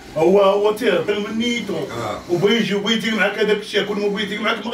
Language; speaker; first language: Arabic; native; Arabic